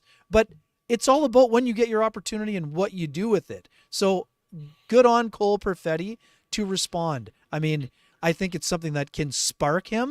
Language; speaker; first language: English; native; English